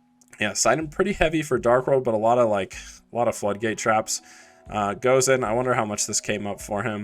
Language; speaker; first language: English; native; English